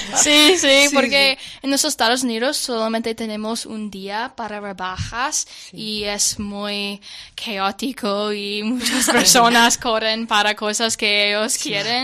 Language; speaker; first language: Spanish; non-native, learner; English